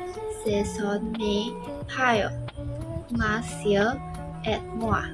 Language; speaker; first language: French; non-native, learner; Chinese